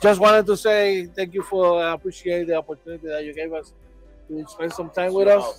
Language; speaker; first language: English; non-native, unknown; Spanish